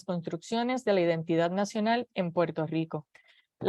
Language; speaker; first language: Spanish; native; Spanish